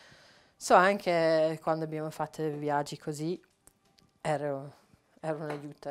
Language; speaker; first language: Italian; non-native, learner; English